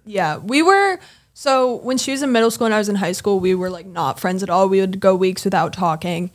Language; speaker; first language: English; native; English